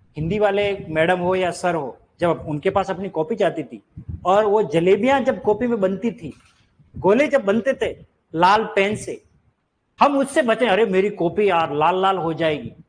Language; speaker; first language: Hindi; native; Hindi